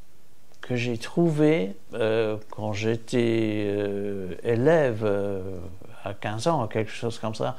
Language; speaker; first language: French; non-native, fluent; English